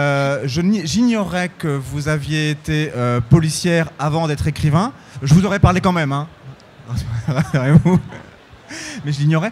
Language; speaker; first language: French; native; French